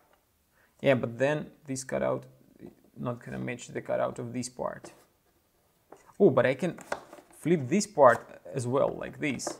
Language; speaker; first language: English; non-native, fluent; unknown